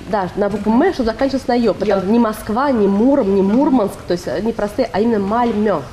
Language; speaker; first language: Russian; native; Russian